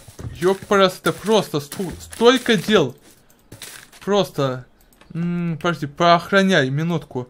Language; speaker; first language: Russian; native; Russian